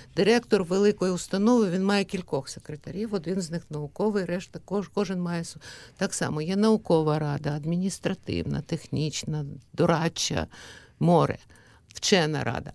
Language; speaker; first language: Ukrainian; native; Ukrainian